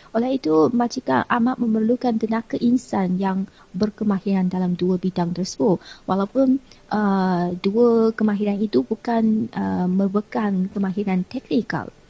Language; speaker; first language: Malay; non-native, fluent; Chinese